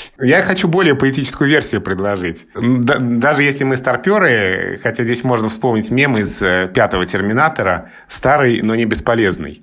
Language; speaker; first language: Russian; native; Russian